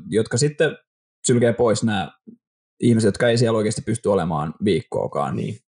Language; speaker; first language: Finnish; non-native, local second language; Swedish